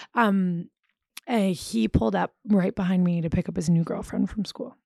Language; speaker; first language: English; native; English